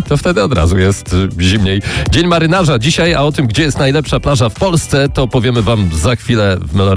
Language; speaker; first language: Polish; native; Polish